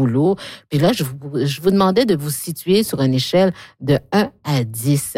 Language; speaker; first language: French; native; French